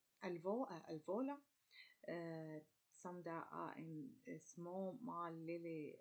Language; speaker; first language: Danish; non-native, learner; Arabic